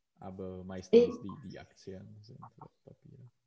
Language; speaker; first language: German; non-native, learner; Czech